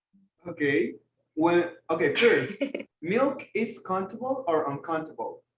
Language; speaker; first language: English; non-native, fluent; Spanish